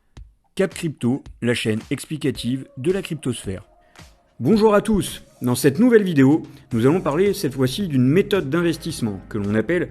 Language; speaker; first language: French; native; French